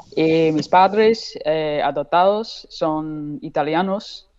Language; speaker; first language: Spanish; non-native, learner; English